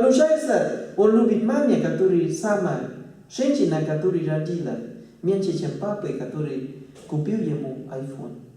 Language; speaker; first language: Russian; non-native, fluent; Thai